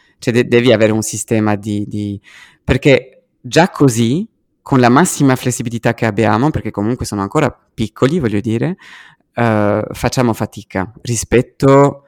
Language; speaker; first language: Italian; early bilingual, heritage; French